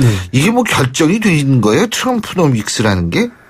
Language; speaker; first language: Korean; native; Korean